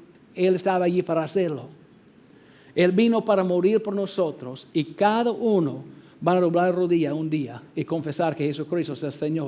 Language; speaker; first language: Spanish; non-native, fluent; English